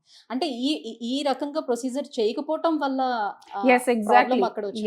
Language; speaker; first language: Telugu; native; Telugu